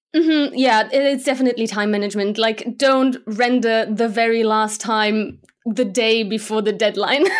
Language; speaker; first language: English; non-native, fluent; Slovak